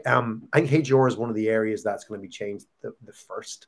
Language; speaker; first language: English; native; English